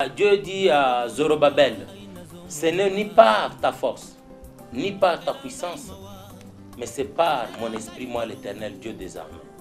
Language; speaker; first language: French; non-native, local second language; Lingala